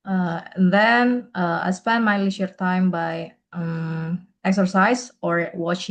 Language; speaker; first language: English; non-native, learner; Indonesian